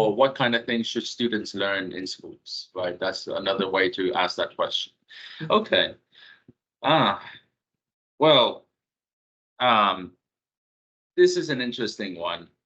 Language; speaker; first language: English; non-native, fluent; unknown